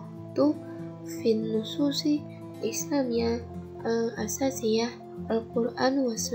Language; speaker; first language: Arabic; non-native, learner; Indonesian